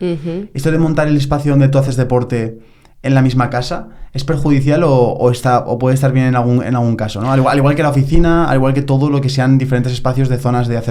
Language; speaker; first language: Spanish; native; Spanish